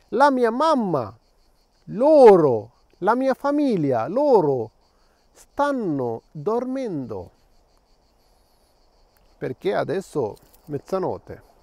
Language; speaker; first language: Italian; non-native, fluent; Tamil